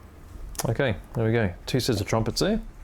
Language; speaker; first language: English; native; English